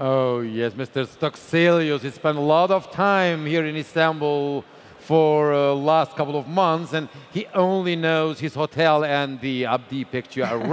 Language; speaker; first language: English; non-native, fluent; Turkish